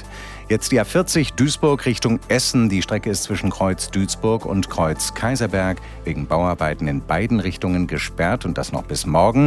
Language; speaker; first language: German; native; German